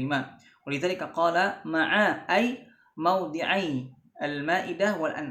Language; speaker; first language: Arabic; non-native, fluent; Indonesian